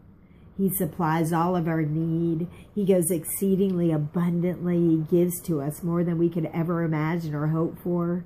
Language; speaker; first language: English; native; English